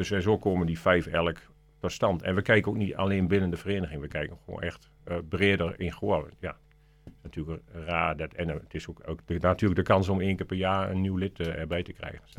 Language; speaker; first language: Dutch; native; Dutch